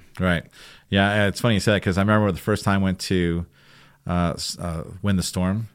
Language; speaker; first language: English; native; English